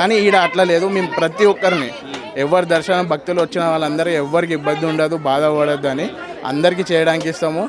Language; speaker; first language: Telugu; non-native, local second language; Nepali